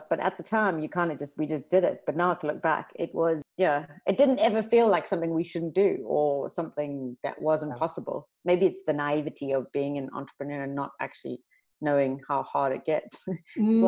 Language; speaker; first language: English; native; English